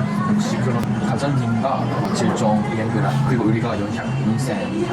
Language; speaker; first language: Korean; non-native, learner; Japanese